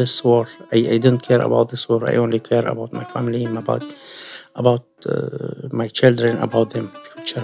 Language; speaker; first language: English; non-native, learner; Arabic